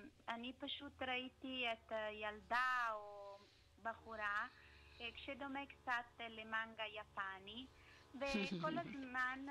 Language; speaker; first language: Hebrew; non-native, learner; Italian